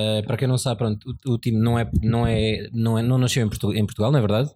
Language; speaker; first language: Portuguese; native; Portuguese